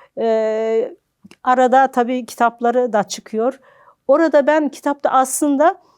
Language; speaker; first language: Turkish; native; Turkish